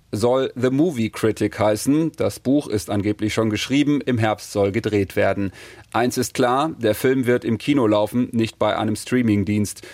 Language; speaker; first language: German; native; German